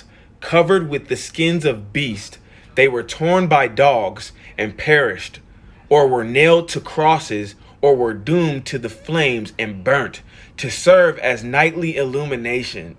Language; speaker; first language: English; native; English